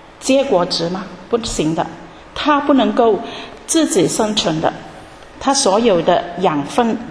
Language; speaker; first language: Chinese; non-native, local second language; Cantonese